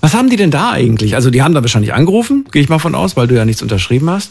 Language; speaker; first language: German; native; German